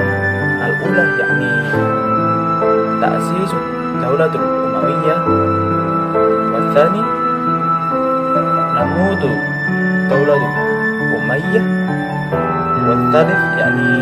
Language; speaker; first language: Arabic; non-native, learner; Indonesian